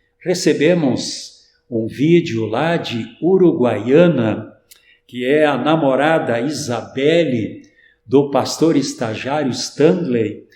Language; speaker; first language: Portuguese; native; Portuguese